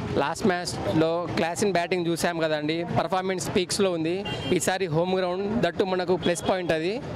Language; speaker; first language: Telugu; native; Telugu